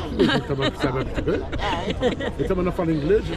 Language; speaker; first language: Portuguese; native; Portuguese